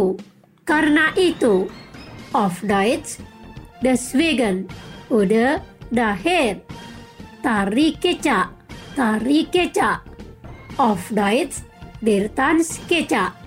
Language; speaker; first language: German; non-native, fluent; Indonesian